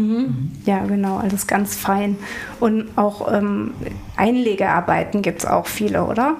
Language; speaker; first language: German; native; German